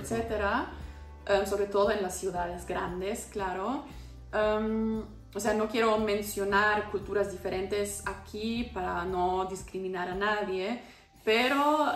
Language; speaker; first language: Spanish; non-native, fluent; German